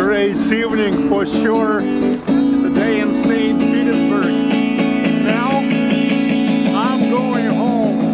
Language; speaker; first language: English; non-native, learner; Russian